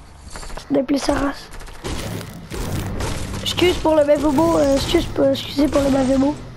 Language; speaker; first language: French; native; French